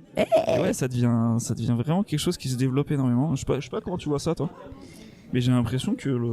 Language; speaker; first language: French; native; French